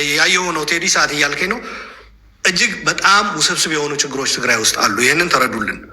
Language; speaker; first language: Amharic; non-native, local second language; Tigrinya